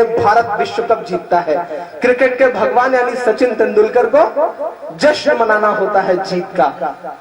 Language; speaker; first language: Hindi; native; Hindi